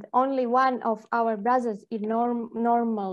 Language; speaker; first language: English; non-native, learner; Latvian